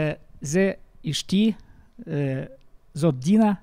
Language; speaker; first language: Hebrew; non-native, learner; Russian